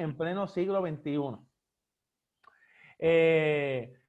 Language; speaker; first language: Spanish; native; Spanish